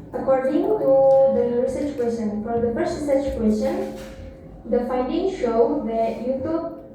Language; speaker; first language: English; non-native, fluent; Indonesian